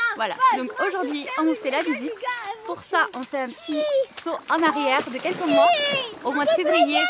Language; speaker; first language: French; native; French